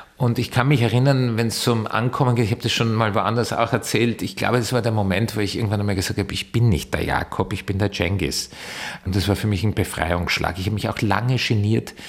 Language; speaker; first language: German; early bilingual, other home language; Turkish